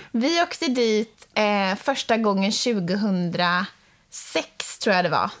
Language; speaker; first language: Swedish; native; Swedish